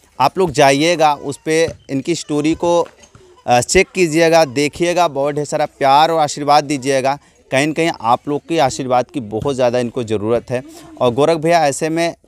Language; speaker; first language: Hindi; native; Hindi